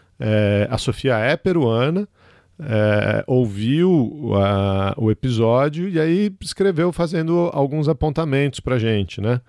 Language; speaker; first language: Portuguese; native; Portuguese